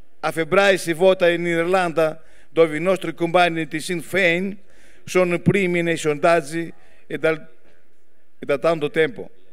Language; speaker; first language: Italian; non-native, fluent; Greek